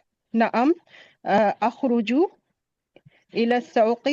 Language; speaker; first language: Arabic; non-native, learner; Urdu